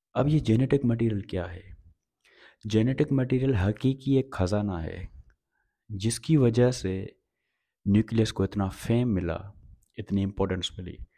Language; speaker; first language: Urdu; non-native, local second language; Sindhi